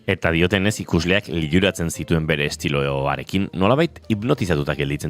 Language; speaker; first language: Basque; native; Basque